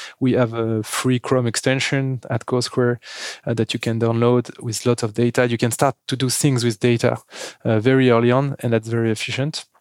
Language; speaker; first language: English; non-native, fluent; French